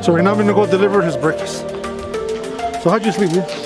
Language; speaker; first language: English; early bilingual, other home language; Spanish